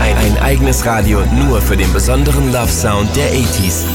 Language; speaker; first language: German; native; German